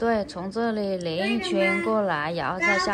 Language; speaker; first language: Chinese; native; Chinese